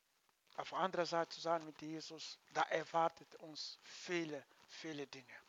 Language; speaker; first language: German; non-native, learner; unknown